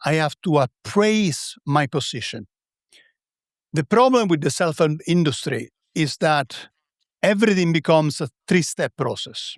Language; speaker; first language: English; non-native, fluent; Italian